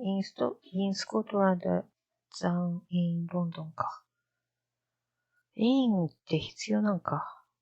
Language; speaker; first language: English; non-native, learner; Japanese